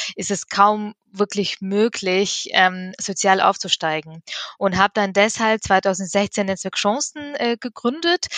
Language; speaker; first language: German; early bilingual, other home language; Russian